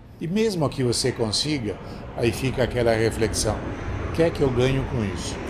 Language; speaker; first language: Portuguese; non-native, fluent; Italian